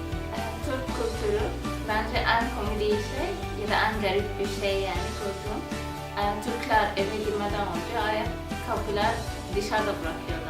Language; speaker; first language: Turkish; non-native, learner; Arabic